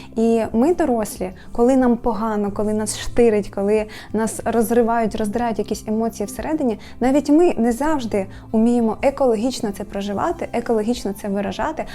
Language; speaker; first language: Ukrainian; native; Ukrainian